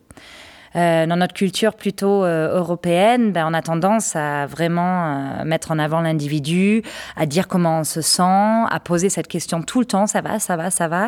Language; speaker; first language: French; non-native, fluent; German